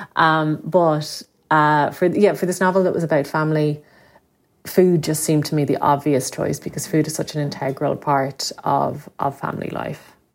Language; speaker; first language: English; native; English